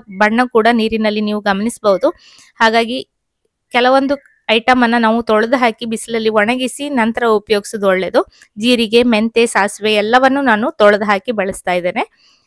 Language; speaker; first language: Kannada; native; Kannada